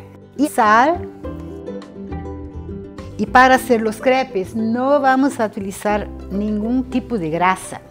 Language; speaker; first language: Spanish; non-native, fluent; Portuguese